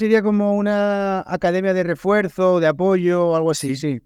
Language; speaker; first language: Spanish; native; Spanish